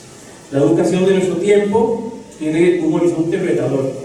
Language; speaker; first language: Spanish; native; Spanish